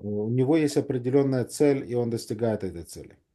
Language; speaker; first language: Russian; native; Russian